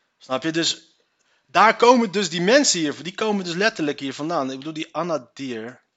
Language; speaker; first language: Dutch; native; Dutch